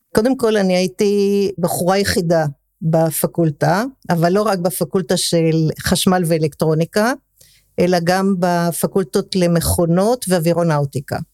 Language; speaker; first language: Hebrew; early bilingual, other home language; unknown